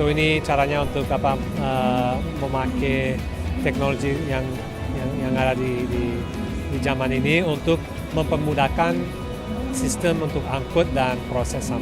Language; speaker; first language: Indonesian; non-native, fluent; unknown